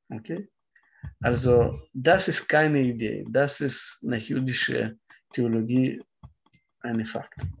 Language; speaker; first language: German; non-native, fluent; Russian